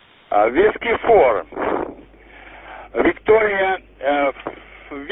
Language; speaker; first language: Russian; native; Russian